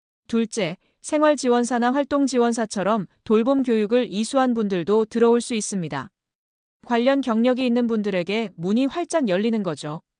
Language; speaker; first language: Korean; native; Korean